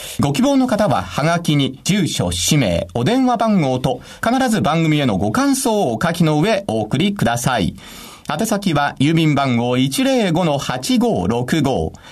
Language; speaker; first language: Japanese; native; Japanese